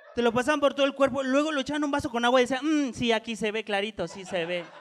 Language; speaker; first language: Spanish; native; Spanish